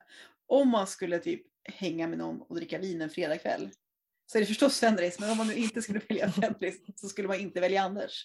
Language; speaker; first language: Swedish; native; Swedish